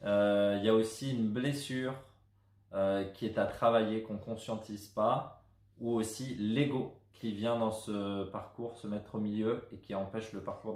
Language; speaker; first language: French; native; French